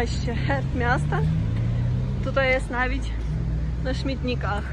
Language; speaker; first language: Polish; non-native, learner; Russian